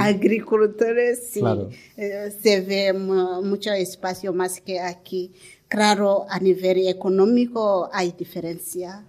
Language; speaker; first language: Spanish; non-native, learner; Kinyarwanda